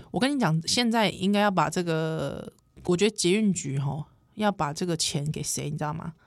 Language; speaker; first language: Chinese; native; Chinese